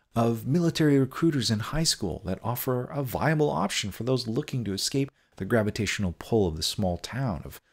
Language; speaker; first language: English; native; English